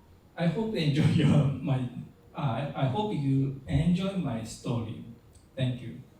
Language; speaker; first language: English; non-native, fluent; Japanese